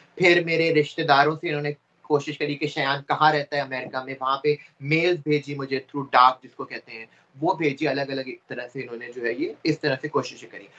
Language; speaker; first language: Urdu; native; Urdu